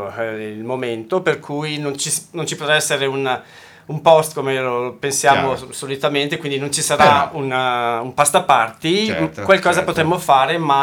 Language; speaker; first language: Italian; native; Italian